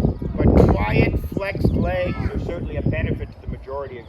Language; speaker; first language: English; native; English